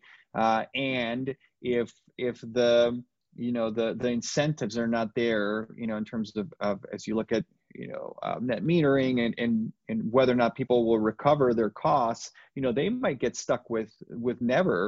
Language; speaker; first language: English; native; English